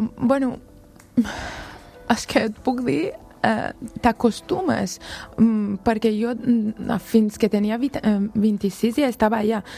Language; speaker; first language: Catalan; non-native, fluent; Persian